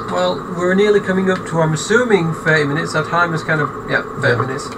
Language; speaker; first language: English; native; English